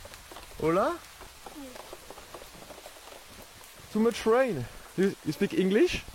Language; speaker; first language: English; non-native, learner; French